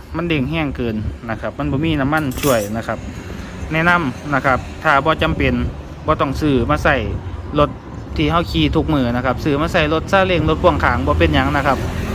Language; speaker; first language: Thai; native; Thai